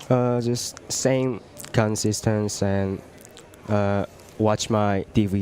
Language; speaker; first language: English; non-native, learner; Korean